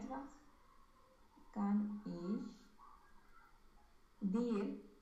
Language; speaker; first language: German; non-native, learner; Romanian